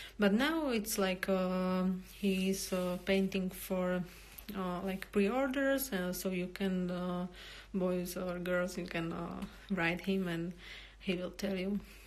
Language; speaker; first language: English; non-native, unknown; Slovak